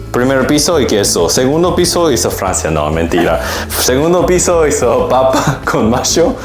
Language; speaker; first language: Spanish; non-native, learner; Korean